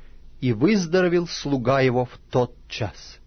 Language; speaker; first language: Russian; native; Russian